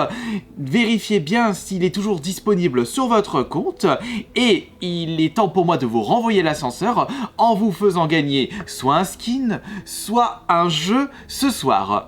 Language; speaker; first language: French; native; French